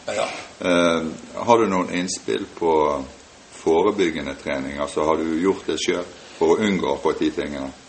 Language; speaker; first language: Norwegian; native; Norwegian